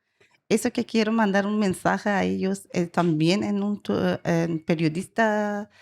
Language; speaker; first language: Spanish; non-native, learner; Persian